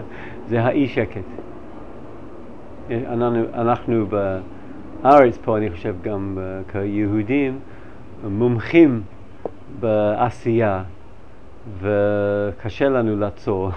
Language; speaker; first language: Hebrew; non-native, fluent; English